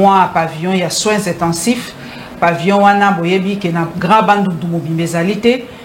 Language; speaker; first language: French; non-native, local second language; Lingala